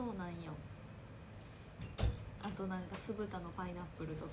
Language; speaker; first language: Japanese; native; Japanese